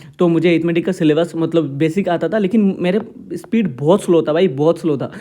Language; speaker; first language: Hindi; non-native, local second language; Assamese